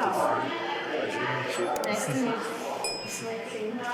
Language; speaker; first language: English; non-native, learner; Russian